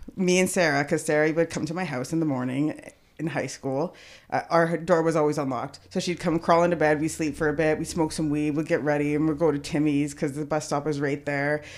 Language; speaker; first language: English; native; English